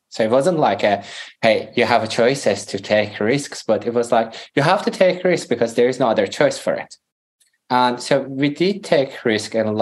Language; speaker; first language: English; non-native, fluent; Persian